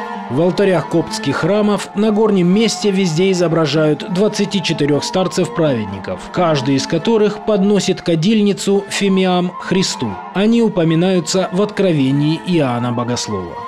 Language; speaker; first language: Russian; native; Russian